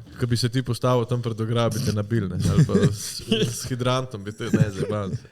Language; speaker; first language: Slovenian; early bilingual, other home language; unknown